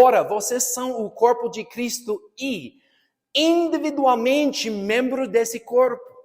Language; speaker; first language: Portuguese; non-native, fluent; English